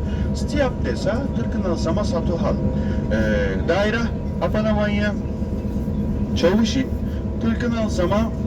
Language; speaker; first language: Indonesian; non-native, fluent; Turkish